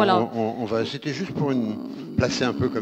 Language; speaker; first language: French; native; French